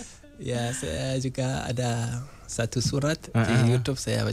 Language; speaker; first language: Indonesian; non-native, learner; Hausa